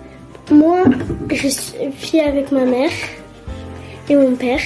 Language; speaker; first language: French; early bilingual, other home language; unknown